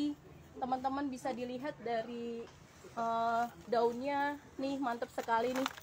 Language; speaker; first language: Indonesian; native; Indonesian